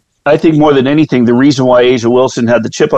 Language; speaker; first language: English; native; English